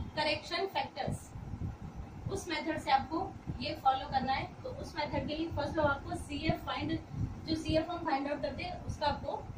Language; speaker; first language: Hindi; non-native, local second language; Gujarati